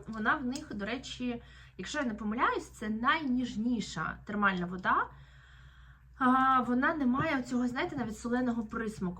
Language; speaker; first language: Ukrainian; native; Ukrainian